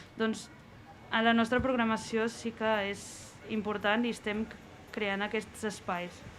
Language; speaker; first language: Catalan; non-native, fluent; Portuguese